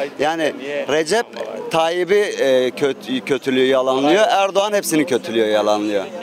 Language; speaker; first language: Turkish; native; Turkish